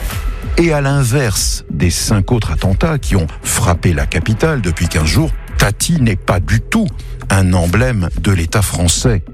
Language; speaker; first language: French; native; French